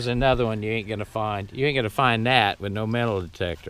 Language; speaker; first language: English; native; English